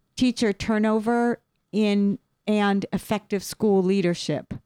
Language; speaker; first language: English; native; English